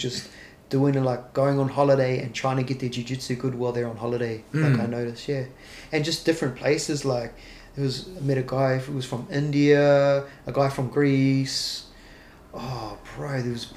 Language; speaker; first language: English; native; English